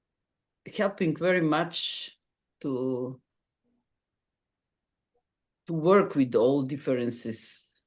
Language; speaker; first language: English; non-native, fluent; Macedonian